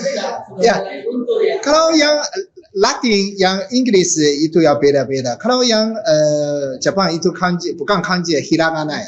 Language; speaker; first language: Indonesian; non-native, learner; Japanese